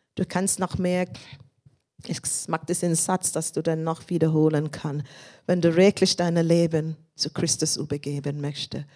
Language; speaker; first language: German; non-native, fluent; English